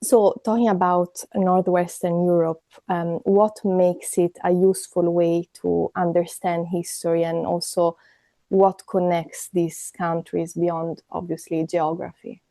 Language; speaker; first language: English; non-native, fluent; Italian